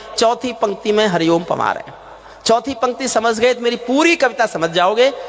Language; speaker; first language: Hindi; native; Hindi